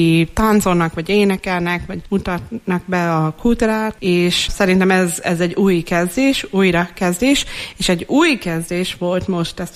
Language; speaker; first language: Hungarian; non-native, fluent; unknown